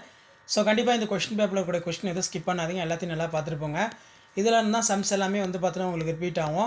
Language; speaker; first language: Tamil; native; Tamil